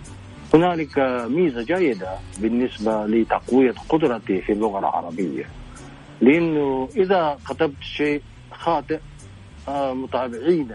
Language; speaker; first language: Arabic; non-native, fluent; Japanese